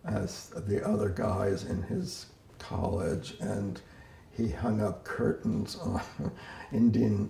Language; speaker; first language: English; native; English